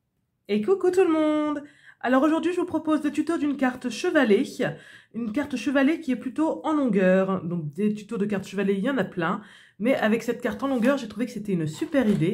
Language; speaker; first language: French; native; French